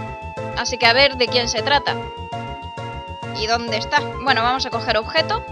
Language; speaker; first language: Spanish; native; Spanish